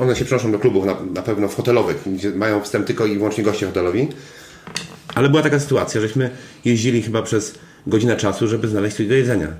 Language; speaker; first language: Polish; native; Polish